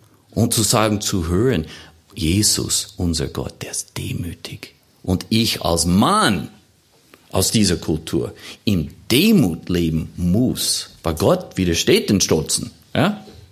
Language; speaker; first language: German; non-native, fluent; English